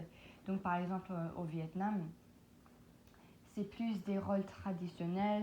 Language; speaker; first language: French; non-native, learner; English